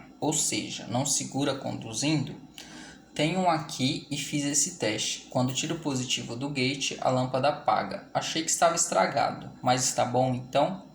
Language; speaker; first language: Portuguese; native; Portuguese